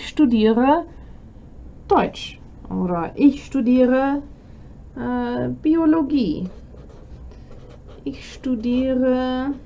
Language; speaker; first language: German; non-native, fluent; English